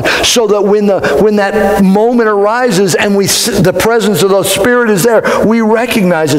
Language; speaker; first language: English; native; English